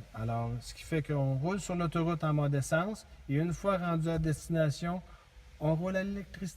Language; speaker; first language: French; native; French